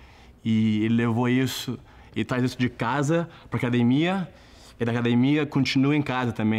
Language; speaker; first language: Portuguese; early bilingual, heritage; Portuguese